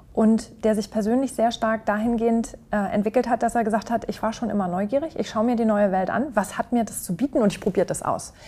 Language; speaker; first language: German; native; German